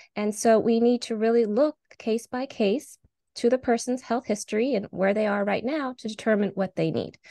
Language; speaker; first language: English; native; English